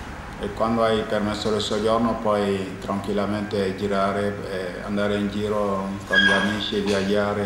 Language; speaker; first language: Italian; non-native, fluent; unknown